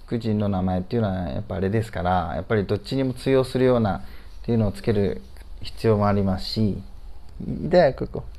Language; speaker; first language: Japanese; native; Japanese